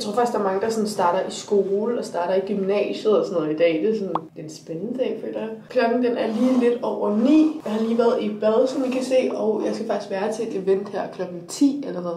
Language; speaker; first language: Danish; native; Danish